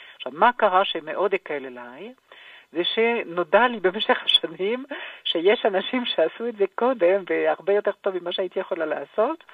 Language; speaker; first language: Hebrew; non-native, fluent; French